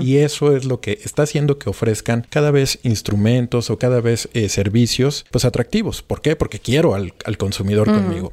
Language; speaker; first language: Spanish; native; Spanish